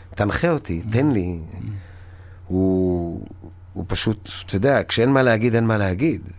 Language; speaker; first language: Hebrew; native; Hebrew